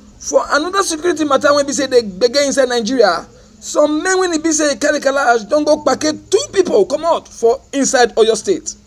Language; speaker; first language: Nigerian Pidgin; native; Nigerian Pidgin